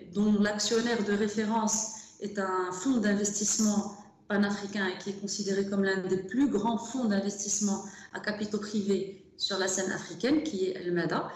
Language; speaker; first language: French; non-native, local second language; Arabic